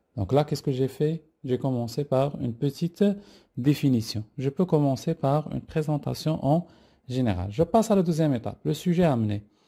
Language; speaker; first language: French; non-native, local second language; Arabic